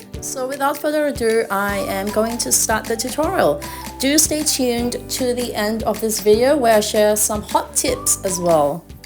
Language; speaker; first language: English; native; English